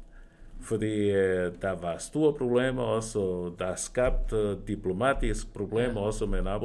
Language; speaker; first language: Danish; non-native, fluent; Portuguese